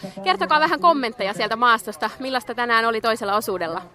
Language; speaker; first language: Finnish; native; Finnish